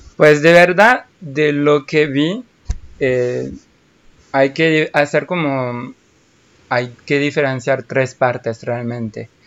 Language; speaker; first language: Spanish; non-native, fluent; French